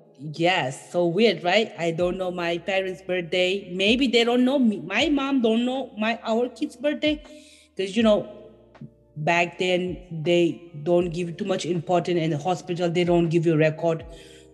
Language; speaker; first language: English; non-native, fluent; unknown